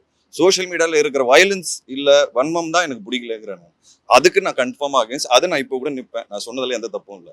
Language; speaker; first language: Tamil; native; Tamil